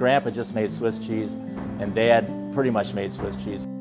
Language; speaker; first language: English; native; English